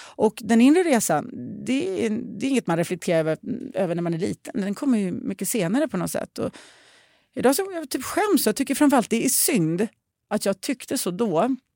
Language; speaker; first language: Swedish; early bilingual, other home language; Russian